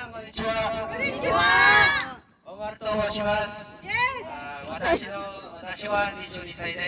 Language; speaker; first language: Japanese; non-native, learner; Filipino